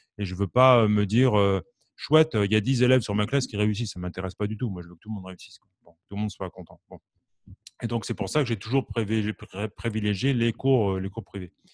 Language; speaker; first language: French; native; French